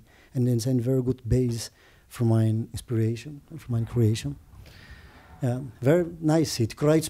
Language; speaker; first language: English; non-native, learner; Portuguese